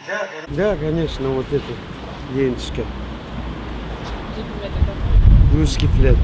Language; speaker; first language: Russian; non-native, learner; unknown